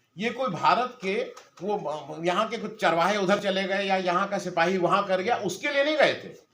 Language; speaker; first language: Hindi; native; Hindi